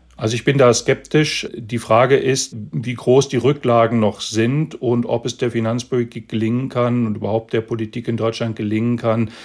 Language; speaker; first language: German; native; German